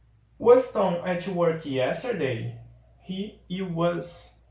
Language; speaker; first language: English; non-native, fluent; Portuguese